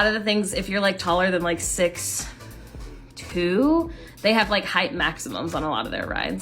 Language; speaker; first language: English; native; English